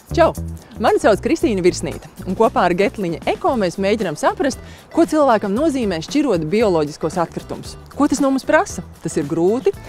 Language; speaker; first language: Latvian; native; Latvian